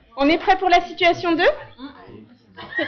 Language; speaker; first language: French; native; French